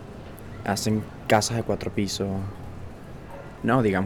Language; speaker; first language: Spanish; native; Spanish